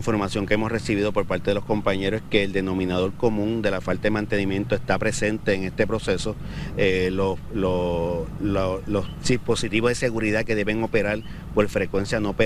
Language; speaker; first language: Spanish; native; Spanish